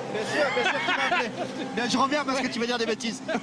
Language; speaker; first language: French; native; French